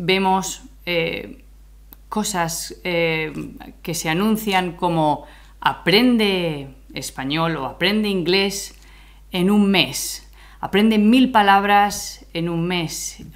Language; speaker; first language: Spanish; native; Spanish